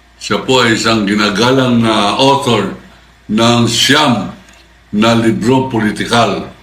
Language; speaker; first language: Filipino; native; Filipino